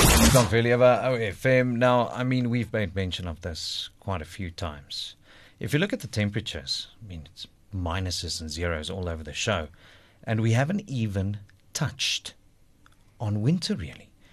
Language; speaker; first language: English; non-native, local second language; Afrikaans